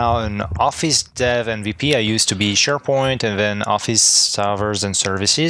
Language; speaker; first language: English; non-native, fluent; French